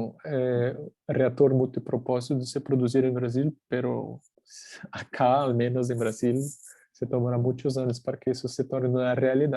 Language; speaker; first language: Spanish; non-native, fluent; Portuguese